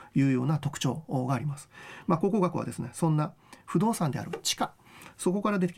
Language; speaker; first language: Japanese; native; Japanese